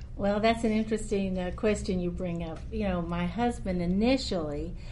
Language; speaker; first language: English; native; English